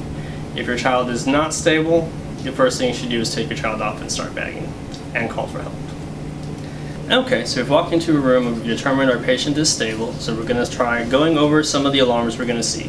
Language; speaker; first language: English; native; English